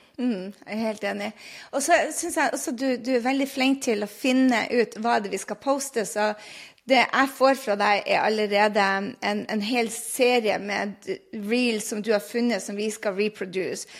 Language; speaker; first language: Norwegian; native; Norwegian